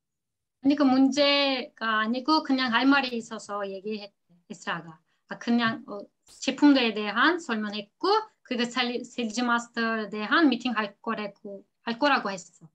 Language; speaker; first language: Korean; non-native, learner; Turkish